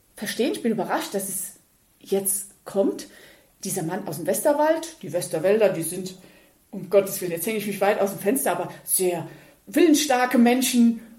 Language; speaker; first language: German; native; German